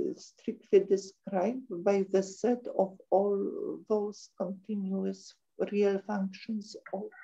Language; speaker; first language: English; non-native, fluent; Polish